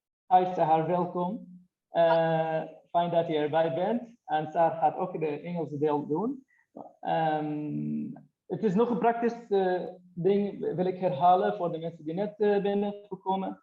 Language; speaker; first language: Dutch; non-native, fluent; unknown